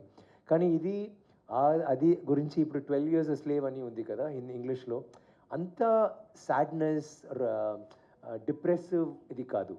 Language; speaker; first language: Telugu; non-native, learner; Tamil